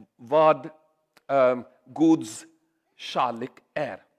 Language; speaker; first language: Swedish; non-native, learner; Urdu